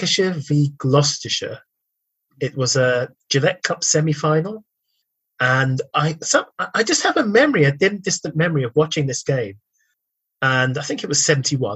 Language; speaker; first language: English; native; English